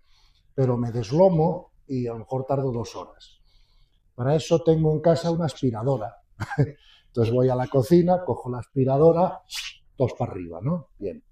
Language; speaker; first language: Spanish; native; Spanish